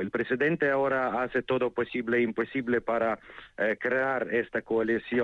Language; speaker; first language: Spanish; non-native, fluent; Ukrainian